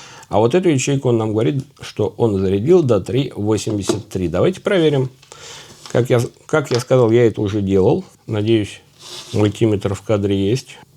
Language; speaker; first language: Russian; native; Russian